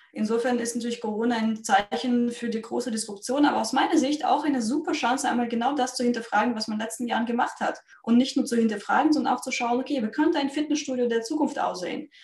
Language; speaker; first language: German; non-native, fluent; Russian